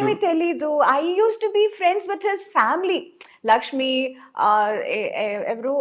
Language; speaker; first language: Telugu; non-native, fluent; Tamil